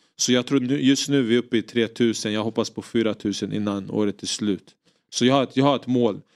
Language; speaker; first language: Swedish; early bilingual, other home language; Greek